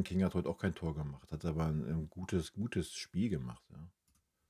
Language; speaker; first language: German; native; German